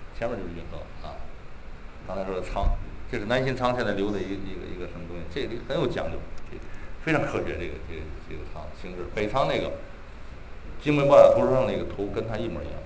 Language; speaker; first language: Chinese; native; Chinese